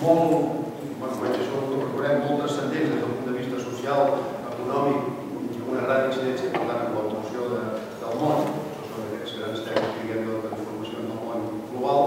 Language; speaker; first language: Catalan; native; Catalan